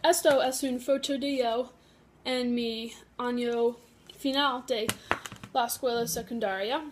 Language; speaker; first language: Spanish; non-native, learner; English